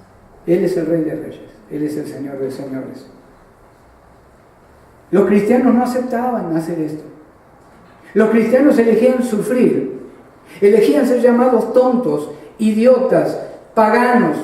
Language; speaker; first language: Spanish; native; Spanish